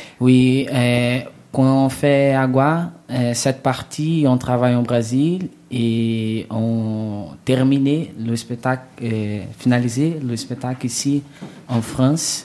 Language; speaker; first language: French; non-native, learner; Portuguese